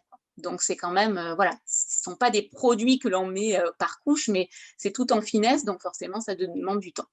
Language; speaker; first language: French; native; French